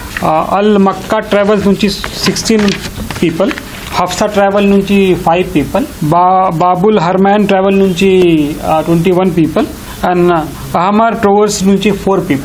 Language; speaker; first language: Telugu; non-native, local second language; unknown